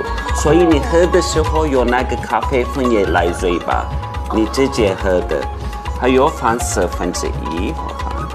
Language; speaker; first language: Chinese; non-native, fluent; Turkish